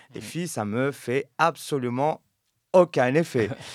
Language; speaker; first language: French; non-native, local second language; Arabic